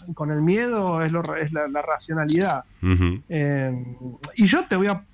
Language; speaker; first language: Spanish; native; Spanish